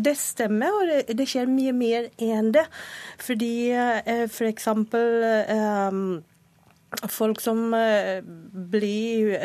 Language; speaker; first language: Norwegian; non-native, fluent; Spanish